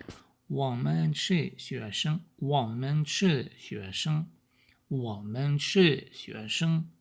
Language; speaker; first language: Chinese; non-native, learner; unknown